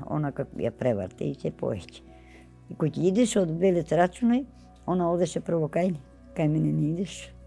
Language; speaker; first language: Macedonian; native; Macedonian